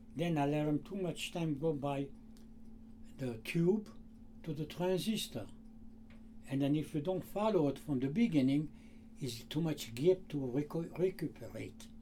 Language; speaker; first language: English; non-native, learner; Armenian